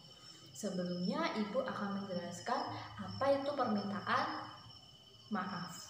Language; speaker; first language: Indonesian; native; Indonesian